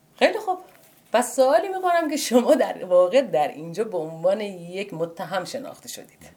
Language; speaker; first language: Persian; non-native, local second language; Azerbaijani